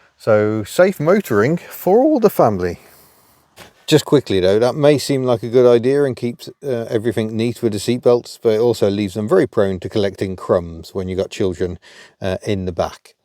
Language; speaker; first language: English; native; English